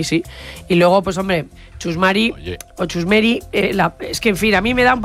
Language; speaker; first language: Spanish; native; Spanish